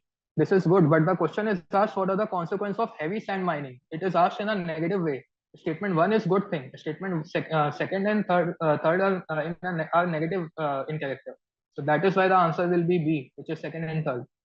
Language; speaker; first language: English; non-native, local second language; Hindi